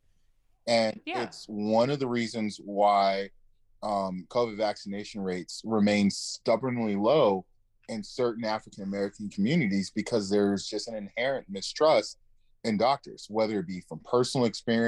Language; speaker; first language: English; native; English